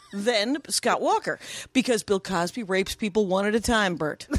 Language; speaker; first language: English; native; English